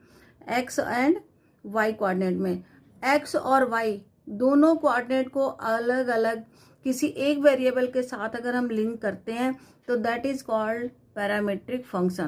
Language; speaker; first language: Hindi; native; Hindi